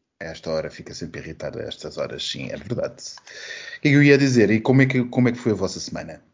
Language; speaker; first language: Portuguese; native; Portuguese